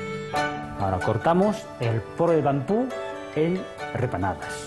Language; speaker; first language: Spanish; non-native, fluent; Chinese